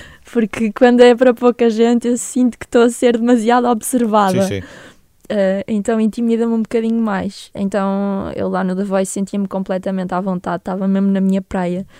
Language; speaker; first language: Portuguese; native; Portuguese